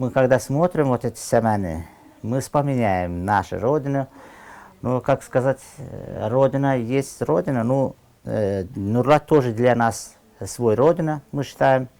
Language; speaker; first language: Russian; non-native, fluent; Azerbaijani